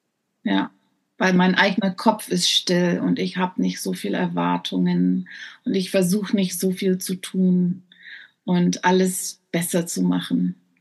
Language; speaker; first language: German; non-native, fluent; English